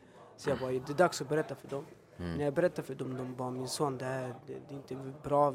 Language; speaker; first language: Swedish; early bilingual, other home language; Albanian